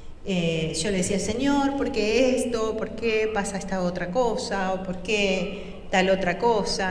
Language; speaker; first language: Spanish; native; Spanish